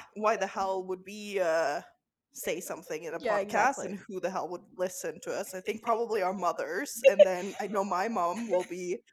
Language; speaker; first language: English; non-native, fluent; Norwegian